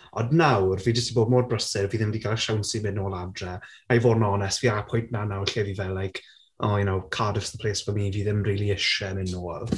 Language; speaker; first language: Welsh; native; Welsh